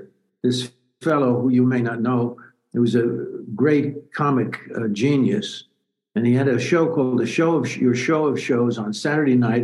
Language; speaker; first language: English; native; English